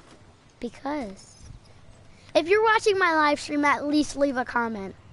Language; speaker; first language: English; native; English